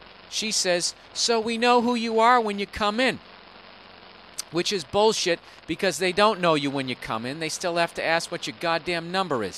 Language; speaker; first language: English; native; English